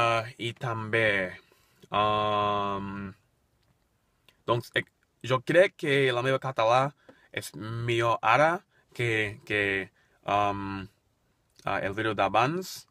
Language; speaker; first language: Catalan; non-native, learner; English